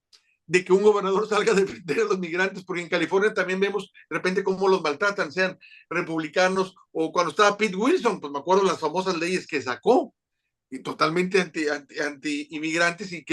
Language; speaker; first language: Spanish; native; Spanish